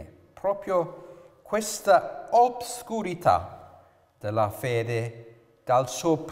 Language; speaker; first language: Italian; non-native, fluent; English